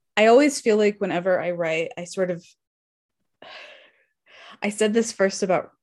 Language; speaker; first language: English; native; English